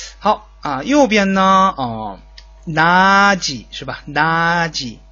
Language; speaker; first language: Chinese; non-native, fluent; Korean